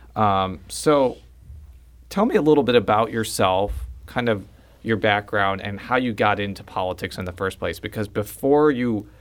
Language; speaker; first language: English; native; English